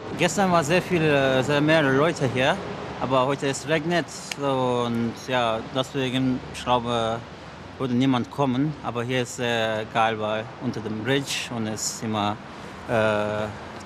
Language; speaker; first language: German; non-native, learner; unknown